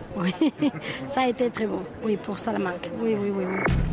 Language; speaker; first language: French; non-native, fluent; Spanish